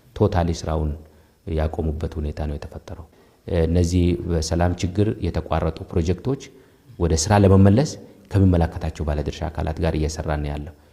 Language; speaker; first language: Amharic; non-native, local second language; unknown